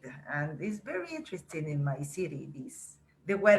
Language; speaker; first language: English; non-native, learner; Spanish